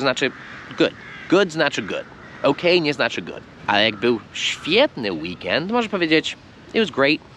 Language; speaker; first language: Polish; non-native, fluent; English